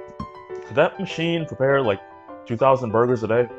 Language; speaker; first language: English; native; English